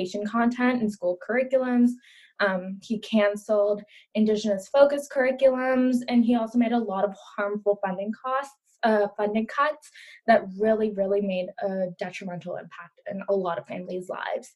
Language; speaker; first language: English; early bilingual, other home language; Urdu